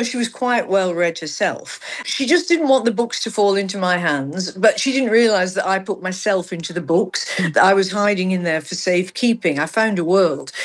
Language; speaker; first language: English; native; English